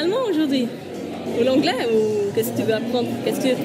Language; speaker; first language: French; non-native, fluent; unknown